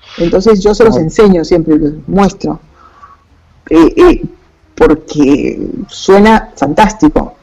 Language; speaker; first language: Spanish; native; Spanish